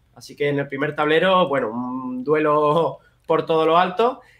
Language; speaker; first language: Spanish; native; Spanish